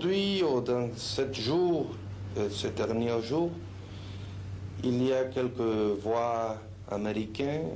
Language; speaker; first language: French; non-native, fluent; Spanish